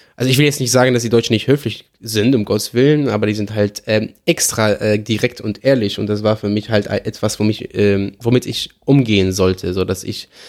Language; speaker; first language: German; non-native, fluent; Arabic